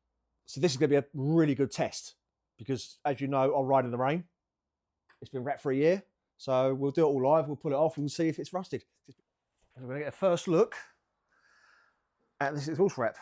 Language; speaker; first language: English; native; English